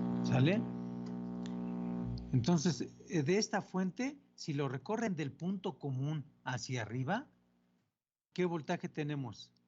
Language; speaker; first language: Spanish; native; Spanish